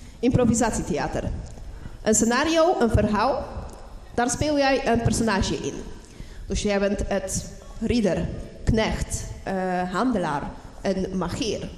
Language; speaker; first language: Dutch; non-native, fluent; Polish